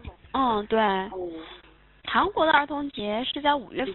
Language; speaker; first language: Chinese; native; Chinese